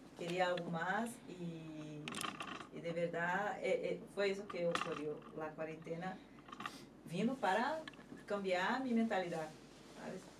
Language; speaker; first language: Spanish; non-native, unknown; Portuguese